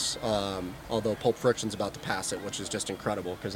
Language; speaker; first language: English; native; English